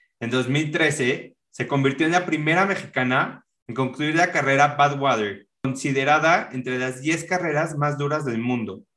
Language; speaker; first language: Spanish; native; Spanish